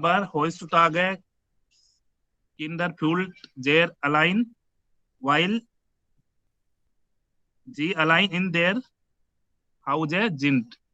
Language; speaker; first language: German; non-native, learner; Hindi